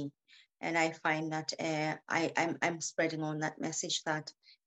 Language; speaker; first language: English; native; English